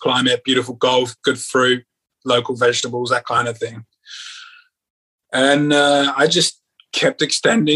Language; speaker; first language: English; native; English